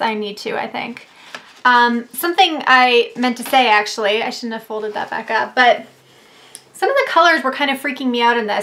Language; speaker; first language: English; native; English